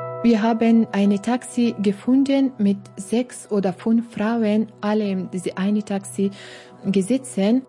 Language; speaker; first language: German; non-native, learner; Persian